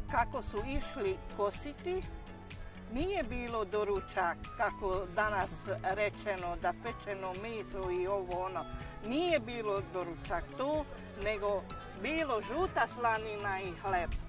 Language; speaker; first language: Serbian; non-native, local second language; Hungarian